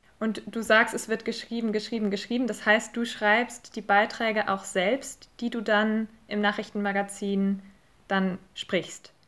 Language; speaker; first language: German; native; German